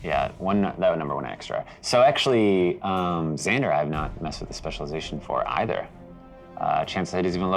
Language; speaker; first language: English; native; English